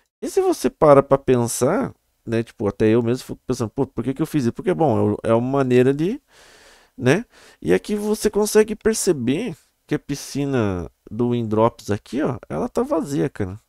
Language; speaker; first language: Portuguese; native; Portuguese